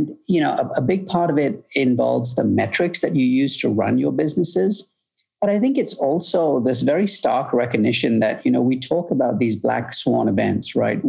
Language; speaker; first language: English; native; English